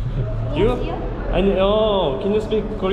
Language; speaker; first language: English; non-native, learner; Korean